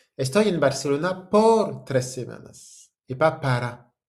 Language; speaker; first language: Spanish; non-native, fluent; French